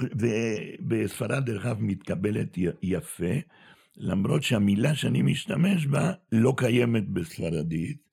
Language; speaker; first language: Hebrew; non-native, fluent; Spanish